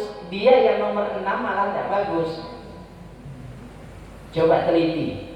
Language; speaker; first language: Indonesian; native; Indonesian